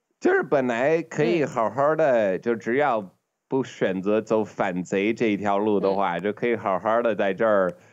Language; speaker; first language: Chinese; non-native, fluent; English